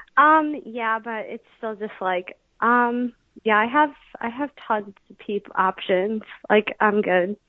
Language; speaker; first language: English; native; English